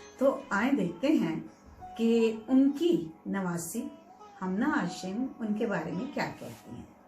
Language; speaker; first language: Urdu; native; Urdu